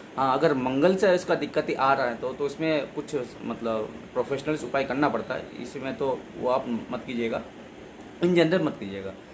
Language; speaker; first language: Hindi; non-native, local second language; Bangla